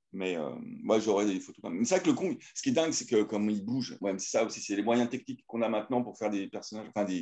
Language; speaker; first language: French; native; French